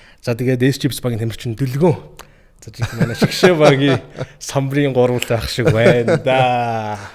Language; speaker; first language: Mongolian; native; Mongolian